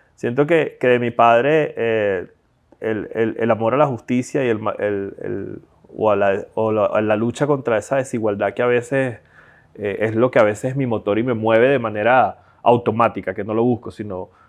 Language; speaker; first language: Spanish; native; Spanish